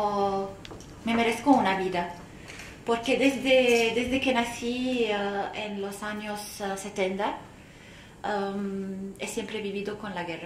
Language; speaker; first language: Spanish; non-native, fluent; Arabic